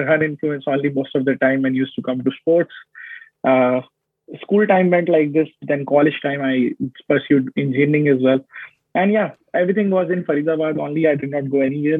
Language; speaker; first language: English; non-native, local second language; Hindi